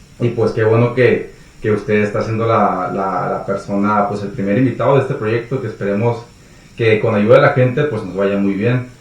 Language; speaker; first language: Spanish; native; Spanish